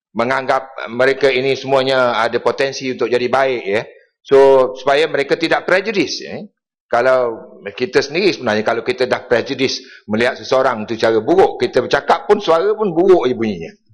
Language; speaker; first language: Malay; native; Malay